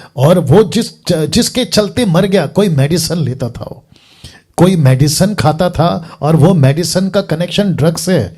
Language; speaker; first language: Hindi; native; Hindi